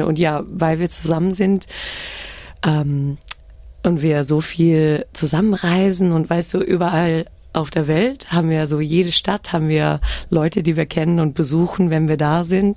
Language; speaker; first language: German; early bilingual, heritage; German